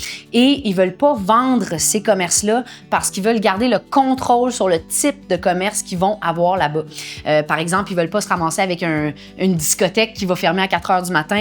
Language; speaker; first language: French; native; French